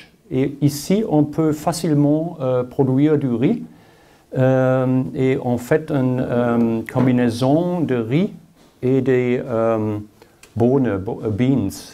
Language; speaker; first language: French; non-native, learner; German